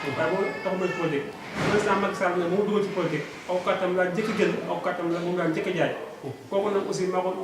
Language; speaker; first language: Wolof; native; Wolof